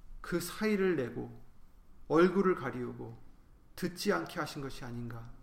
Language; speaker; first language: Korean; native; Korean